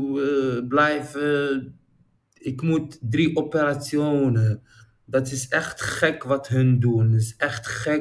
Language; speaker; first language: Dutch; non-native, learner; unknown